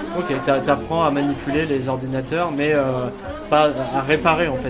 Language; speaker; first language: French; native; French